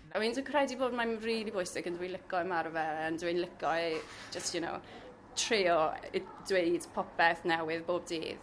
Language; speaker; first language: Welsh; non-native, learner; English